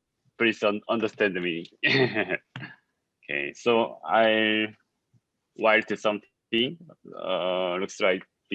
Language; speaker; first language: English; non-native, learner; Korean